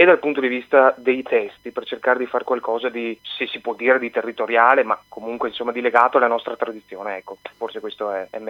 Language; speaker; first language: Italian; native; Italian